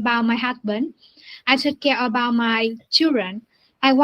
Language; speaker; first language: English; non-native, learner; Vietnamese